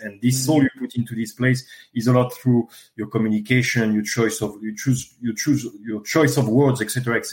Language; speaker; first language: English; non-native, fluent; French